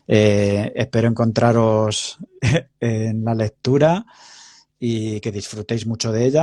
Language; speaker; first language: Spanish; native; Spanish